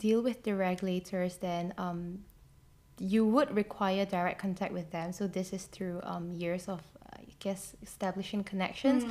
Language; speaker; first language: English; non-native, local second language; Chinese